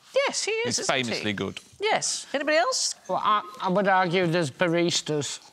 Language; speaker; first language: English; native; English